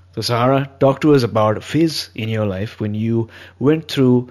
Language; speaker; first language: English; non-native, local second language; Hindi